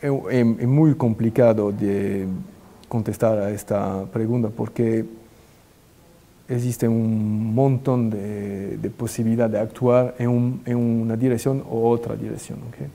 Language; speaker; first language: Spanish; non-native, fluent; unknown